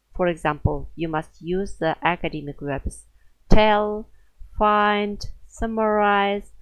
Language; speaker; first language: English; non-native, fluent; Kazakh